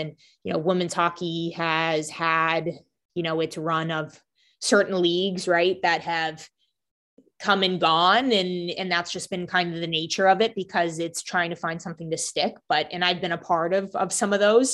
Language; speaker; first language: English; native; English